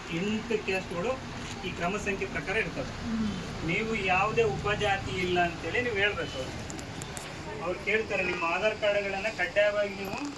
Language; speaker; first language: Kannada; native; Kannada